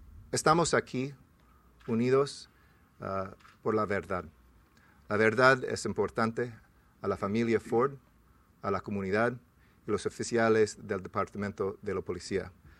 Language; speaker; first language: Spanish; non-native, learner; English